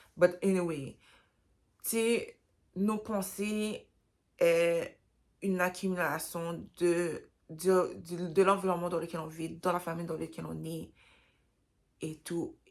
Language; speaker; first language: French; native; French